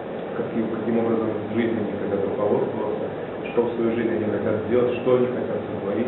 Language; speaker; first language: Russian; native; Russian